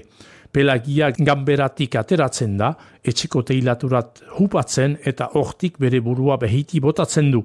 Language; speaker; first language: Basque; native; Basque